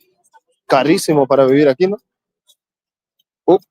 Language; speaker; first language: Spanish; non-native, learner; English